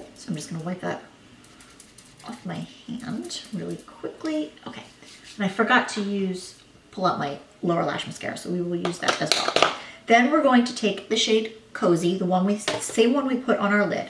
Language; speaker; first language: English; native; English